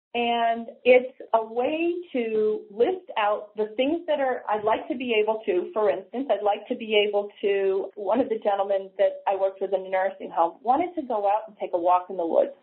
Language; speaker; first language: English; native; English